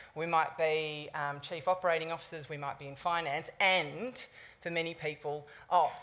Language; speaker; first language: English; native; English